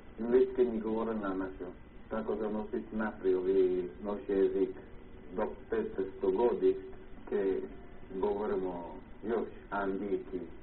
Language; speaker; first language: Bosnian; early bilingual, heritage; Croatian